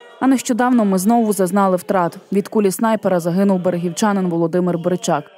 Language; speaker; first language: Ukrainian; native; Ukrainian